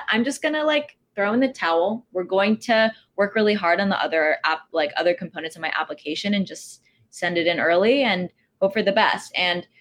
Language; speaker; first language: English; native; English